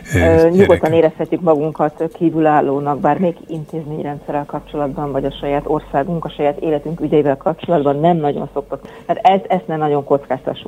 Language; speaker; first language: Hungarian; native; Hungarian